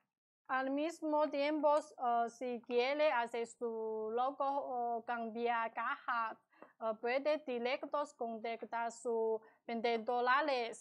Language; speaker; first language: Spanish; non-native, learner; Chinese